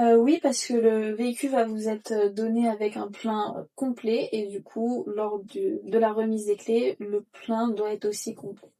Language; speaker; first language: French; native; French